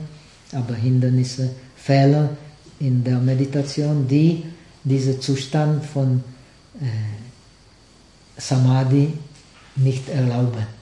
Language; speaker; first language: German; non-native, fluent; Czech